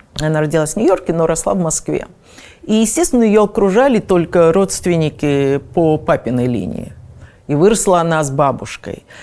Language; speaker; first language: Russian; native; Russian